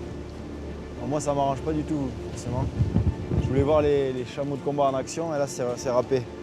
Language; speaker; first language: French; native; French